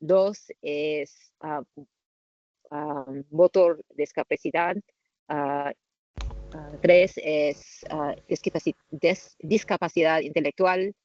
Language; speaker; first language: Spanish; non-native, learner; English